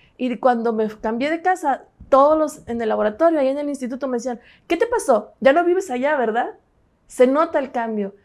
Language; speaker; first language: Spanish; native; Spanish